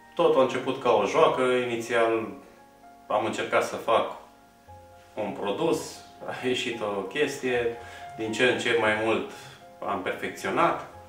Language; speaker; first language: Romanian; non-native, local second language; Bulgarian